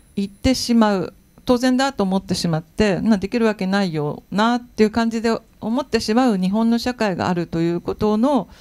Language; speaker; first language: Japanese; native; Japanese